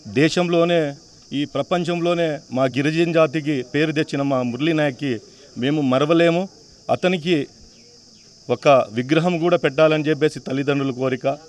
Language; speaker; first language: Telugu; non-native, local second language; Lambadi